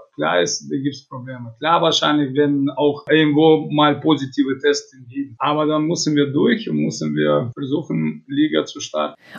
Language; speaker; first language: German; non-native, fluent; Russian